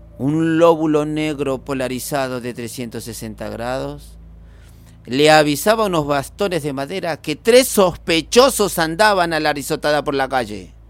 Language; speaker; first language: Spanish; native; Spanish